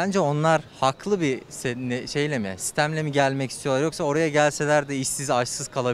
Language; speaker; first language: Turkish; native; Turkish